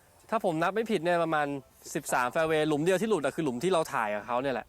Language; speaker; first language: Thai; native; Thai